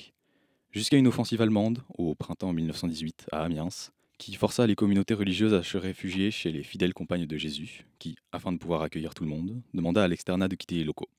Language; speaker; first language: French; native; French